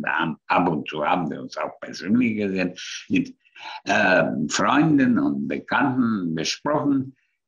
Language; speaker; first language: German; non-native, fluent; Hungarian